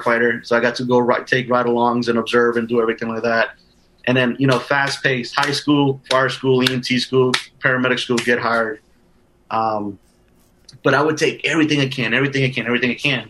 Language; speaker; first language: English; native; English